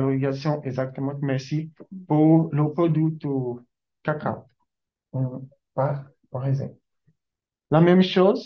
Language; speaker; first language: French; non-native, learner; Portuguese